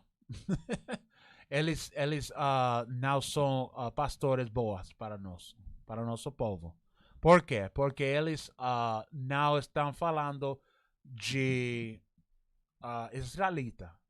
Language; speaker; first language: Portuguese; non-native, learner; English